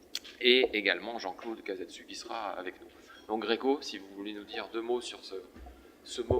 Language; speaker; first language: French; native; French